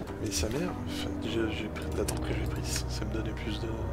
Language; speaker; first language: French; native; French